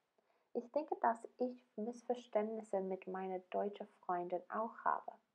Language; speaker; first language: German; non-native, learner; English